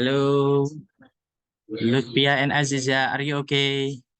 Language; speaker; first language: English; non-native, fluent; Indonesian